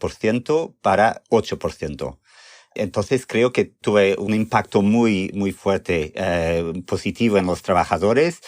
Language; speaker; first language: Spanish; non-native, fluent; Portuguese